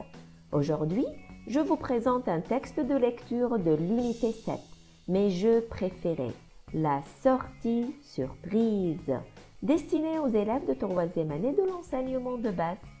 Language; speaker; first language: French; non-native, local second language; Arabic